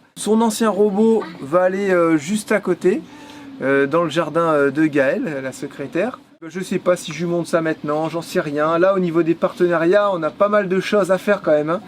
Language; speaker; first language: French; native; French